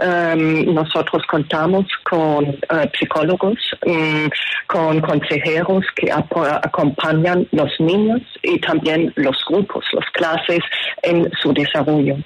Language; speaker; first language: Spanish; non-native, fluent; German